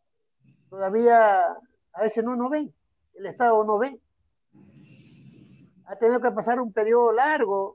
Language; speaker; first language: Spanish; native; Spanish